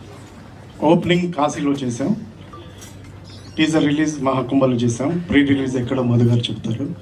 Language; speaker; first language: Telugu; native; Telugu